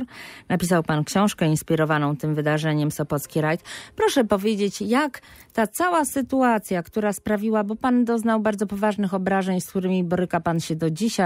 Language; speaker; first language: Polish; native; Polish